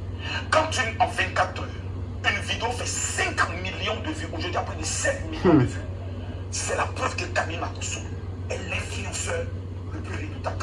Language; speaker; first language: French; native; French